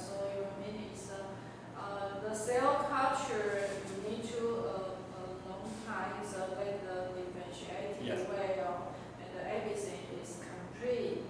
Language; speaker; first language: English; non-native, learner; Chinese